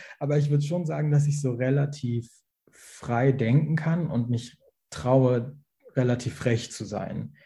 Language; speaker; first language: German; early bilingual, other home language; Persian